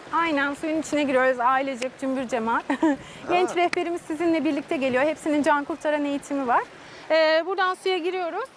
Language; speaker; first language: Turkish; native; Turkish